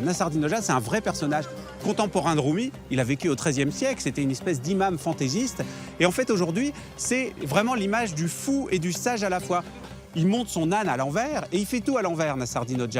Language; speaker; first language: French; native; French